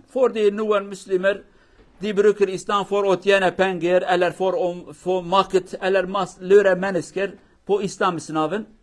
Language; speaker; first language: Norwegian; non-native, learner; Kurdish